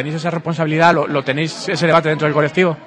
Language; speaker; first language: Spanish; native; Spanish